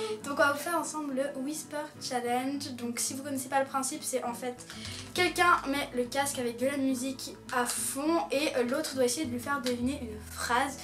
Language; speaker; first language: French; native; French